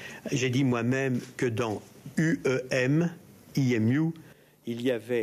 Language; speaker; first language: French; native; French